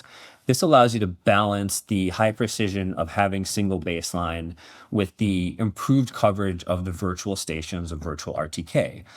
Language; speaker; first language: English; native; English